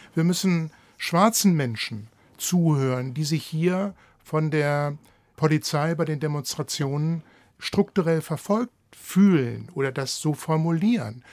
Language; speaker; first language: German; native; German